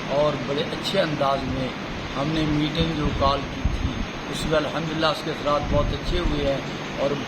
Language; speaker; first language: Urdu; non-native, local second language; Punjabi